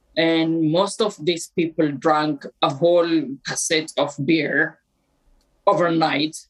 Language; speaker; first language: English; non-native, fluent; Amharic